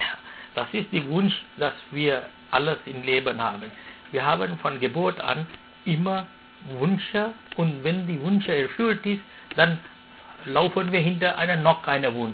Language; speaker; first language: German; non-native, fluent; Sinhala